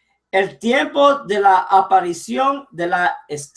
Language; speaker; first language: Spanish; early bilingual, heritage; English